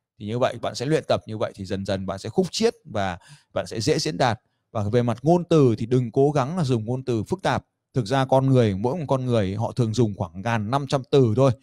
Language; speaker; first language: Vietnamese; native; Vietnamese